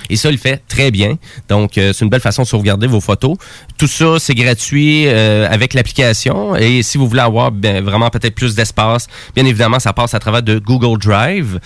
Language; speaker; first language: French; native; French